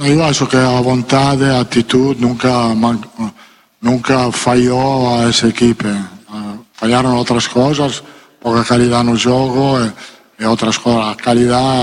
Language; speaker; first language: Portuguese; non-native, learner; Italian